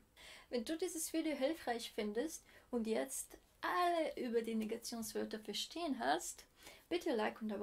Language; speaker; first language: German; non-native, fluent; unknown